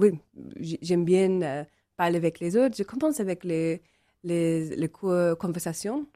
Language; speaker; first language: French; non-native, learner; English